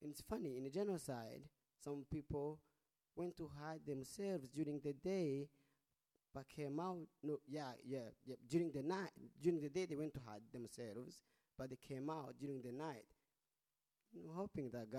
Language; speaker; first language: English; non-native, local second language; Kinyarwanda